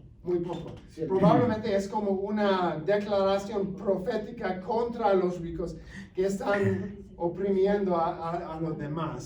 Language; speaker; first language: Spanish; non-native, fluent; English